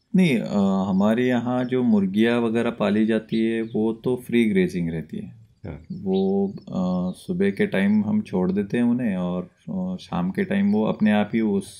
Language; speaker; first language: Hindi; non-native, local second language; Marathi